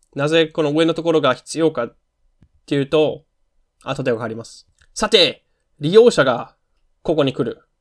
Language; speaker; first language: Japanese; non-native, fluent; German